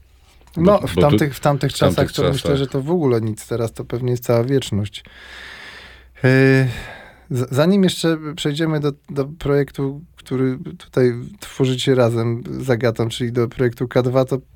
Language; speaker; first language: Polish; native; Polish